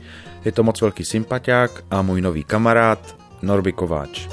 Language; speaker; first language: Czech; native; Czech